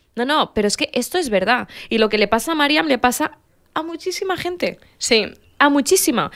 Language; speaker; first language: Spanish; early bilingual, other home language; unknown